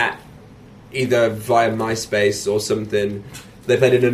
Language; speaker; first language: English; native; English